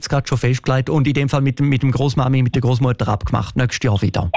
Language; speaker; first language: German; native; German